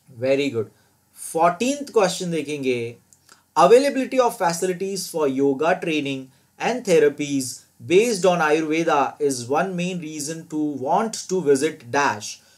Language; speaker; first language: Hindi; non-native, local second language; Gujarati